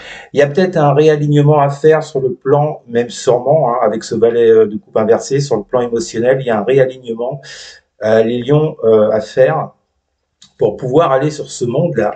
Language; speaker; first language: French; native; French